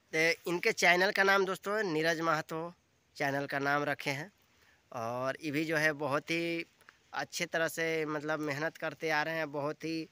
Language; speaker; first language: Hindi; native; Hindi